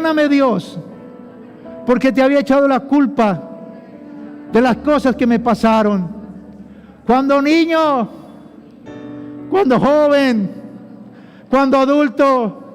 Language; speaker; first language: Spanish; native; Spanish